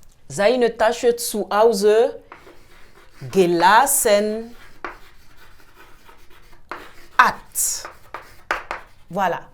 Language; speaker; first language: German; non-native, fluent; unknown